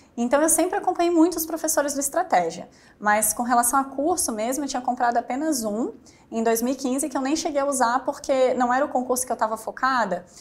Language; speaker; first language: Portuguese; native; Portuguese